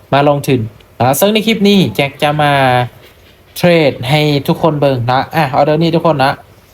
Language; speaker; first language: Thai; non-native, local second language; Lao